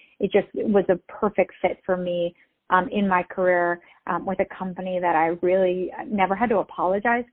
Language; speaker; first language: English; native; English